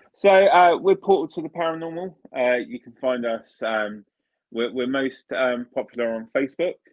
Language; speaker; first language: English; early bilingual, other home language; Italian